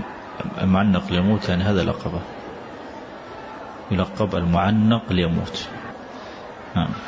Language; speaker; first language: Arabic; native; Arabic